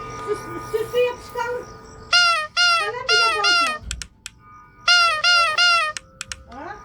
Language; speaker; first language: Turkish; native; Turkish